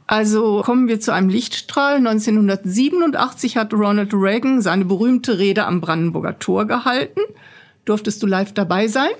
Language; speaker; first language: German; native; German